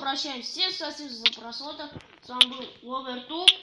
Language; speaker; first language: Russian; native; Russian